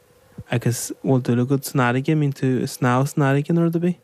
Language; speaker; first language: Irish; native; Irish